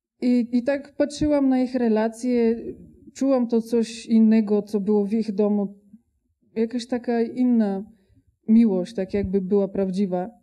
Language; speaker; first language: Polish; non-native, fluent; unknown